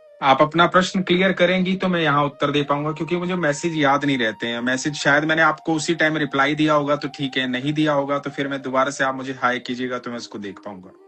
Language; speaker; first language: Hindi; native; Hindi